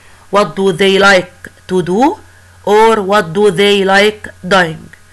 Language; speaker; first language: English; non-native, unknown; Arabic